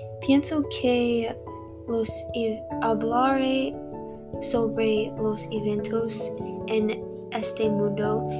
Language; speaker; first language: Spanish; non-native, learner; English